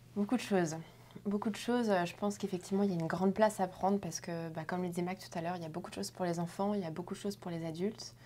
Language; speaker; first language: French; native; French